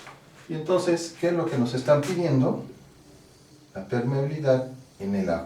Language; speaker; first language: Spanish; native; Spanish